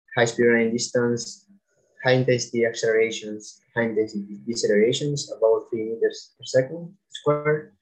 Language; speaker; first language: English; non-native, fluent; Spanish